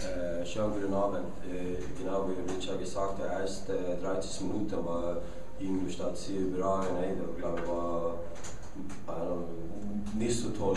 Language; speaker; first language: German; non-native, fluent; Swedish